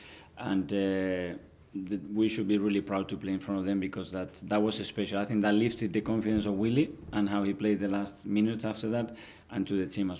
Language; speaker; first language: English; non-native, fluent; Spanish